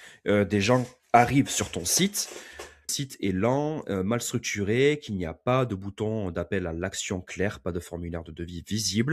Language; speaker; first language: French; native; French